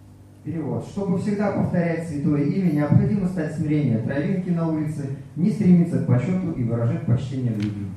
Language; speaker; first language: Russian; native; Russian